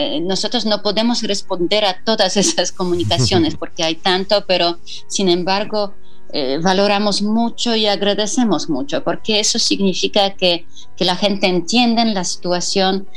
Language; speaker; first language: Spanish; non-native, fluent; Polish